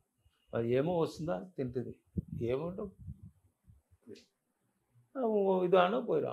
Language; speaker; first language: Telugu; non-native, learner; Tamil